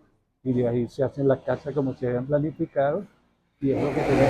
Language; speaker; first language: Spanish; native; Spanish